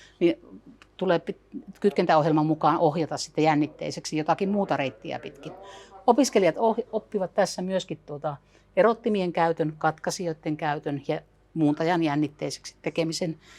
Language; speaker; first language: Finnish; native; Finnish